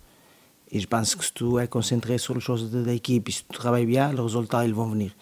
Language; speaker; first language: French; non-native, learner; Portuguese